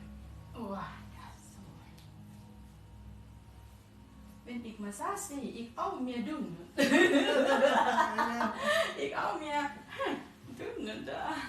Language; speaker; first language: German; non-native, learner; Thai